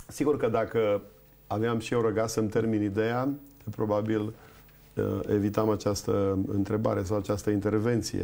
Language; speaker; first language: Romanian; native; Romanian